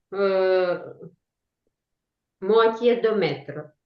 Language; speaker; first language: French; non-native, learner; Ukrainian